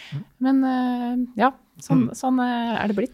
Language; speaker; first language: Norwegian; native; Norwegian